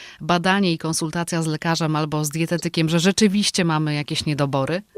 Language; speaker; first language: Polish; native; Polish